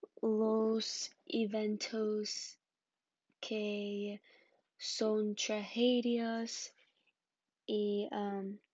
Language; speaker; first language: Spanish; non-native, learner; English